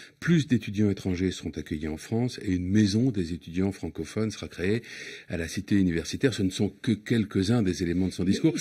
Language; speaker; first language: French; native; French